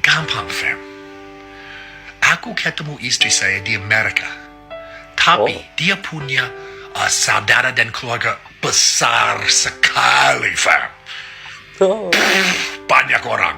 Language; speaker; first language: Indonesian; non-native, learner; English